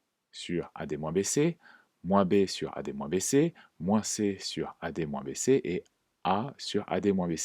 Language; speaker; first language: French; native; French